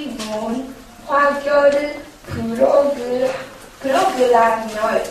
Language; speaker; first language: Korean; non-native, learner; English